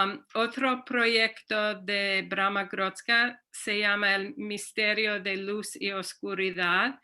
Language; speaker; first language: Spanish; non-native, fluent; English